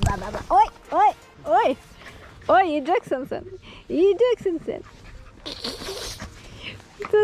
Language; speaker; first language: Turkish; non-native, learner; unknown